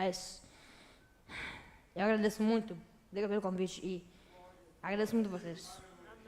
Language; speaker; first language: Portuguese; early bilingual, heritage; Portuguese